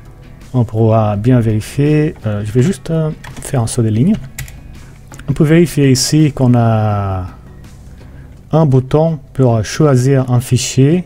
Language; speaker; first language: French; non-native, fluent; Portuguese